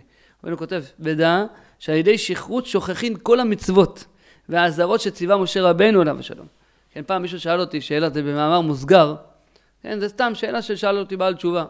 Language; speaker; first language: Hebrew; native; Hebrew